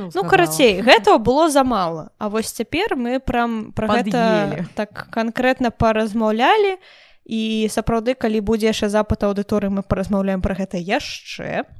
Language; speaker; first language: Belarusian; non-native, local second language; Russian